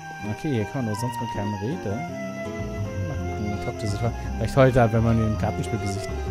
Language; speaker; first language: German; native; German